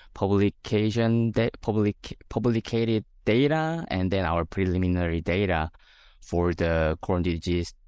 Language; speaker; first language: English; non-native, fluent; Korean